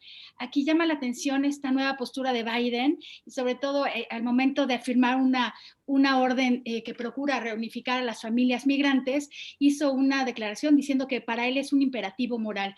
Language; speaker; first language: Spanish; native; Spanish